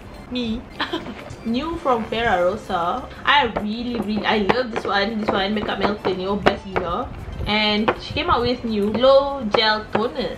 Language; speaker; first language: English; non-native, local second language; Malay